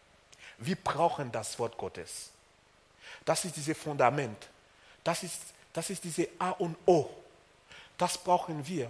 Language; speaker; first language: German; non-native, fluent; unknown